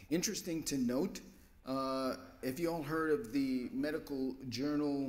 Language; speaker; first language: English; native; English